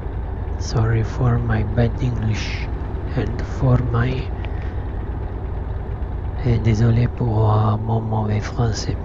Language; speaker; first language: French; non-native, learner; Italian